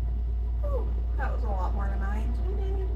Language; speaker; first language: English; native; English